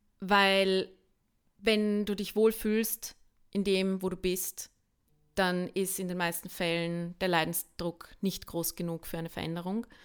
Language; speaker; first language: German; early bilingual, other home language; Bosnian